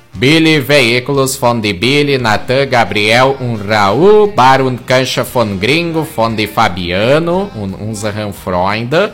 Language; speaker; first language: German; early bilingual, heritage; German